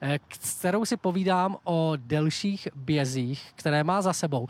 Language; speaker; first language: Czech; native; Czech